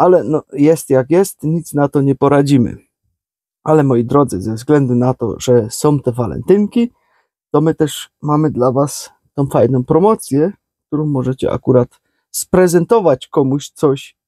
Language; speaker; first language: Polish; native; Polish